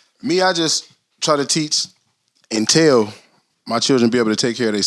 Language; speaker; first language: English; native; English